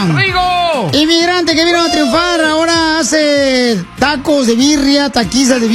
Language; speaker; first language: Spanish; native; Spanish